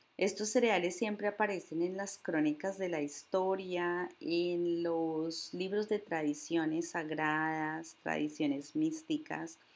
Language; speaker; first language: Spanish; native; Spanish